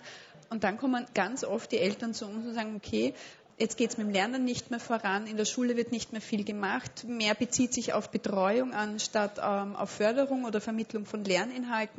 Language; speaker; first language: German; native; German